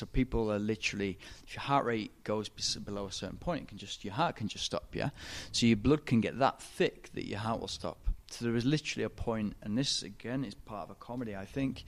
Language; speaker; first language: English; native; English